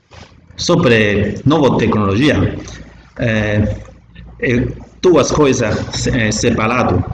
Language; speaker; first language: Portuguese; non-native, learner; Chinese